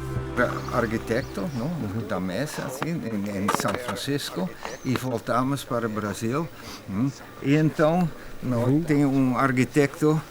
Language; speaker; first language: Portuguese; non-native, fluent; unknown